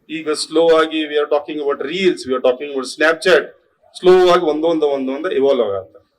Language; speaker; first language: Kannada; native; Kannada